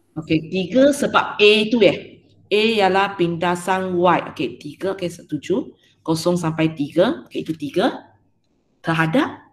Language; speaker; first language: Malay; non-native, local second language; Chinese